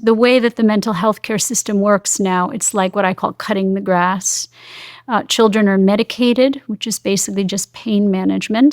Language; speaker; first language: English; native; English